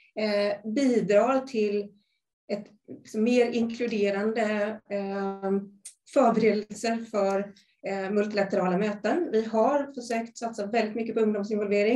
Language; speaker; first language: Swedish; native; Swedish